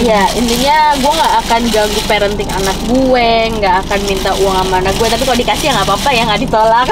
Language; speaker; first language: Indonesian; native; Indonesian